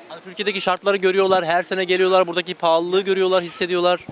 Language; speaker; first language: Turkish; native; Turkish